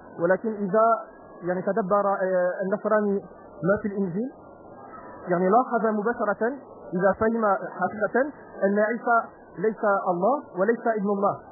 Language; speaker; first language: Arabic; non-native, learner; Italian